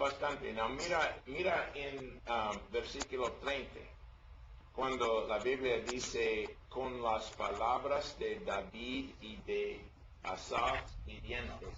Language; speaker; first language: Spanish; non-native, learner; English